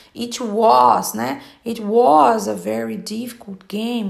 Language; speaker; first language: English; non-native, learner; Portuguese